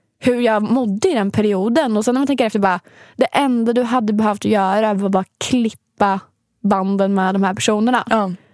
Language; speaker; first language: Swedish; native; Swedish